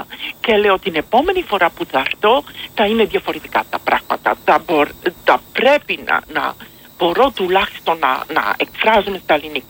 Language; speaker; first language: Greek; non-native, fluent; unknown